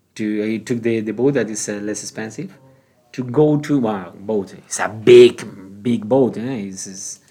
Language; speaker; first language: English; non-native, learner; Spanish